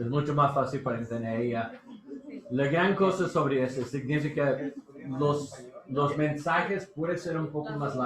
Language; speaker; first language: Spanish; non-native, learner; English